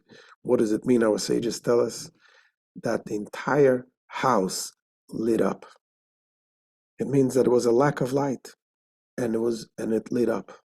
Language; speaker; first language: English; non-native, fluent; Hebrew